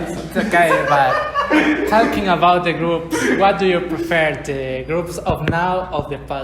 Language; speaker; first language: English; non-native, learner; Spanish